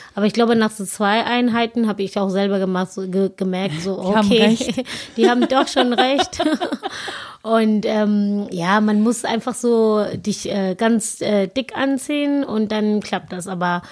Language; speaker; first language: German; non-native, fluent; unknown